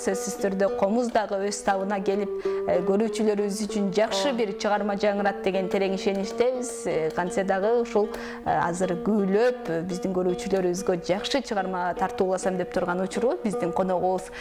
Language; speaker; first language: Kyrgyz; native; Kyrgyz